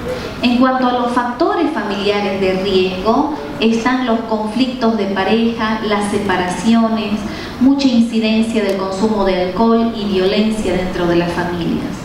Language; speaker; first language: Spanish; native; Spanish